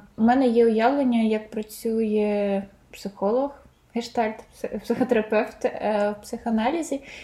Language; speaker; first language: Ukrainian; non-native, local second language; Russian